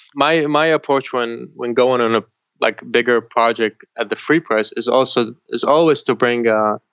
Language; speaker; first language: English; non-native, fluent; Arabic